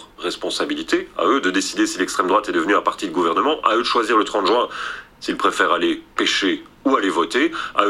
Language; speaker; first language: French; native; French